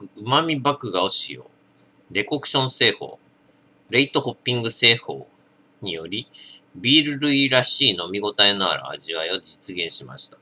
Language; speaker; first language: Japanese; native; Japanese